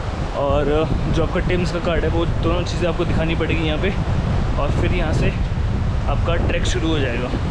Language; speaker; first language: Hindi; native; Hindi